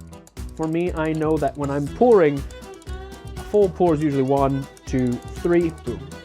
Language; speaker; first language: English; native; English